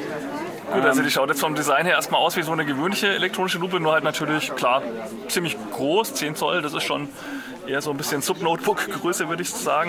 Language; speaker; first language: German; native; German